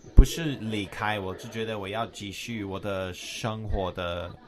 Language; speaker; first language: Chinese; non-native, fluent; English